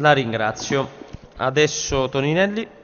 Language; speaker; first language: Italian; native; Italian